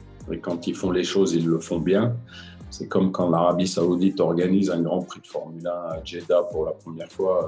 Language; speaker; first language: French; native; French